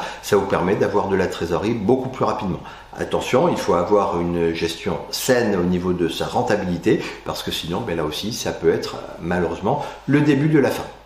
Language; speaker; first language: French; native; French